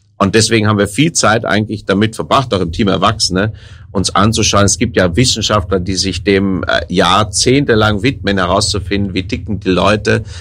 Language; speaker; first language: German; native; German